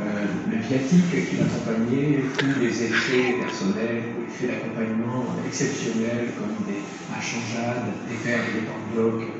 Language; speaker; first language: French; native; French